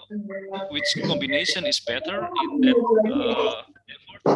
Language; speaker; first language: English; non-native, fluent; Indonesian